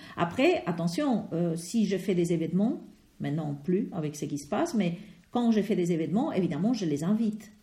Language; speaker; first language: French; non-native, fluent; Spanish